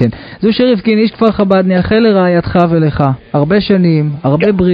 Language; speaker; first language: Hebrew; native; Hebrew